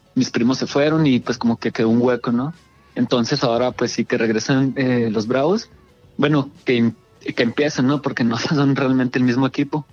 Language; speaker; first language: Spanish; native; Spanish